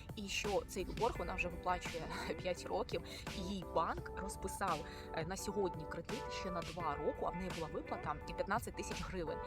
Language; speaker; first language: Ukrainian; non-native, local second language; Russian